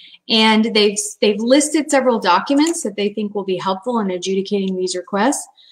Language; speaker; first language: English; native; English